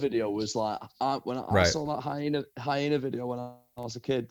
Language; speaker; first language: English; native; English